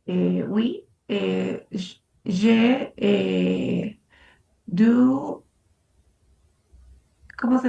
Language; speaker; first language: French; non-native, learner; Spanish